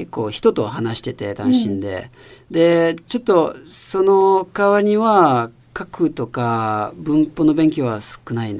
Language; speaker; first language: Japanese; non-native, fluent; French